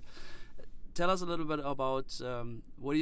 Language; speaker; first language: English; non-native, fluent; German